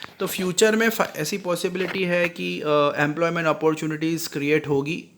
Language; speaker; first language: Hindi; native; Hindi